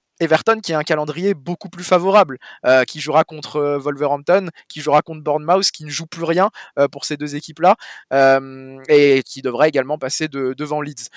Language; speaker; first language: French; native; French